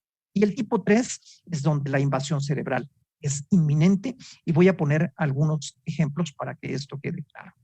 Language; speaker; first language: Spanish; native; Spanish